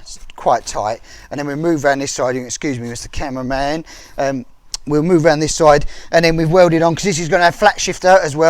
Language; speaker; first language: English; native; English